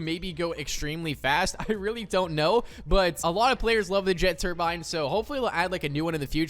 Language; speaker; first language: English; native; English